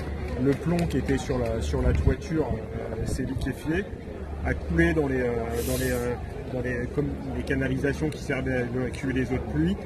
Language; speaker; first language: French; native; French